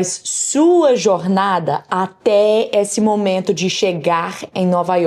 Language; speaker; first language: Portuguese; non-native, learner; English